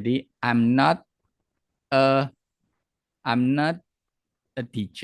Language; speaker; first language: English; non-native, fluent; Indonesian